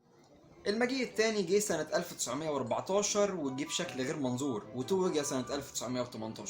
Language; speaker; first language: Arabic; native; Arabic